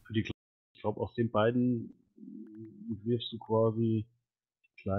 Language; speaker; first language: German; native; German